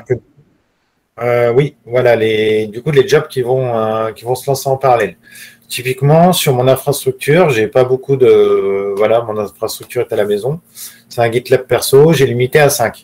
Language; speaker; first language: French; native; French